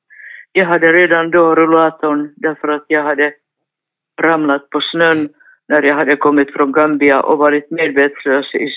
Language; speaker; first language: Swedish; non-native, fluent; Finnish